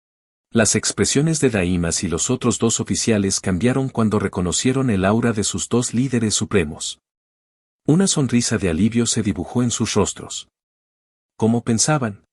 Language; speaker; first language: Spanish; native; Spanish